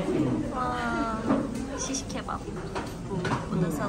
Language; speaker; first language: Korean; non-native, learner; Turkish